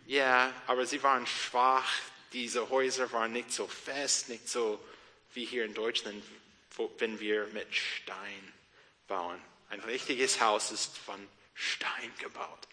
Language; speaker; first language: German; non-native, learner; English